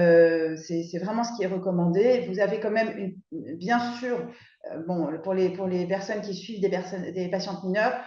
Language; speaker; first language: French; native; French